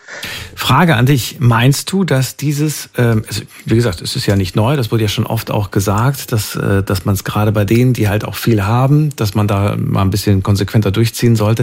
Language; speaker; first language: German; native; German